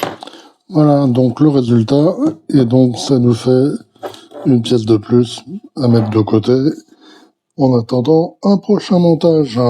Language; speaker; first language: French; native; French